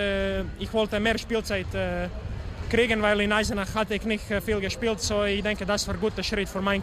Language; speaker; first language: German; non-native, learner; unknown